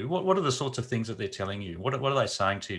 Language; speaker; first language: English; native; English